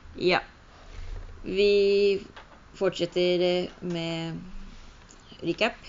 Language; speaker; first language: Norwegian; early bilingual, other home language; Urdu